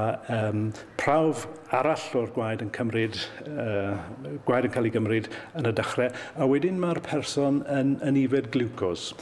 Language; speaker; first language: Welsh; native; Welsh